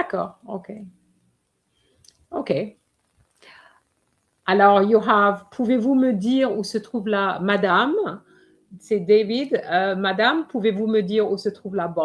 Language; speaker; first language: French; non-native, fluent; English